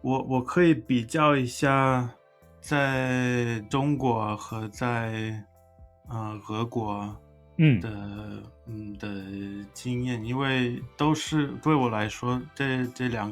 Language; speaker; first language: Chinese; non-native, fluent; English